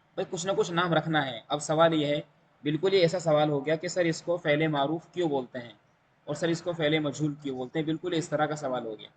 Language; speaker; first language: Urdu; native; Urdu